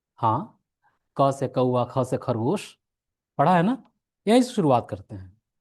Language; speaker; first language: Hindi; native; Hindi